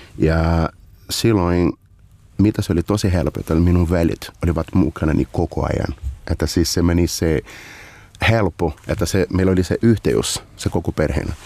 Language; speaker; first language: Finnish; non-native, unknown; Portuguese